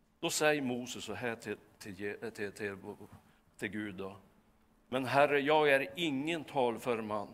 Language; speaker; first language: Swedish; native; Swedish